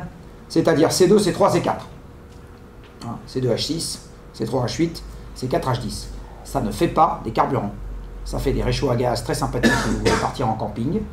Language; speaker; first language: French; native; French